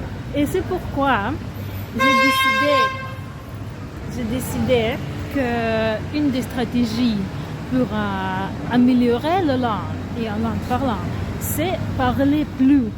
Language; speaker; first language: French; non-native, learner; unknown